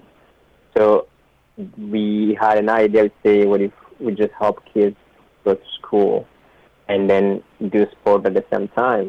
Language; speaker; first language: English; non-native, local second language; Kinyarwanda